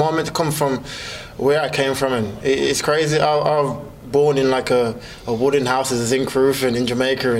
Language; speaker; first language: English; native; English